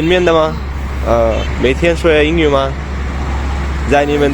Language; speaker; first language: Chinese; non-native, learner; Kannada